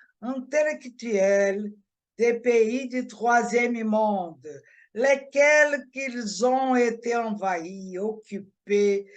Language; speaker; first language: French; non-native, learner; Portuguese